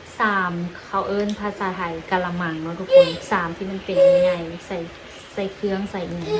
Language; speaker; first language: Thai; non-native, learner; Lao